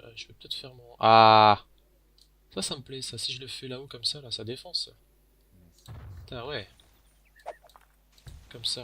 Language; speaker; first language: French; native; French